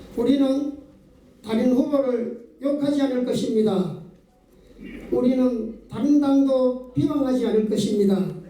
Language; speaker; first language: Korean; native; Korean